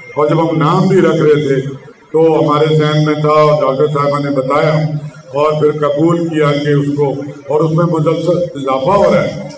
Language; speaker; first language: Urdu; native; Urdu